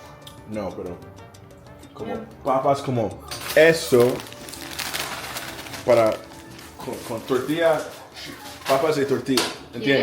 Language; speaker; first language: Spanish; non-native, learner; English